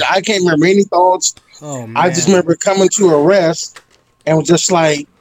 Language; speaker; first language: English; native; English